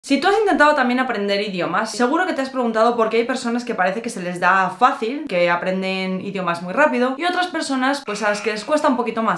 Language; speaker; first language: Spanish; native; Spanish